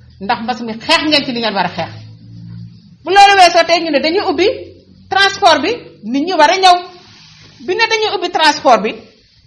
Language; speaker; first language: Wolof; native; Wolof